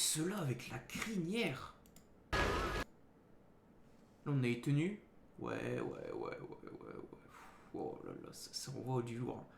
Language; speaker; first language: French; native; French